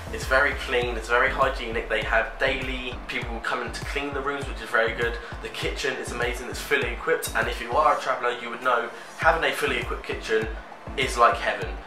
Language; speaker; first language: English; native; English